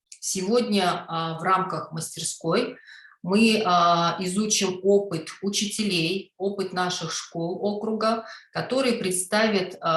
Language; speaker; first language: Russian; native; Russian